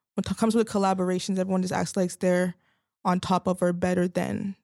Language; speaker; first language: English; native; English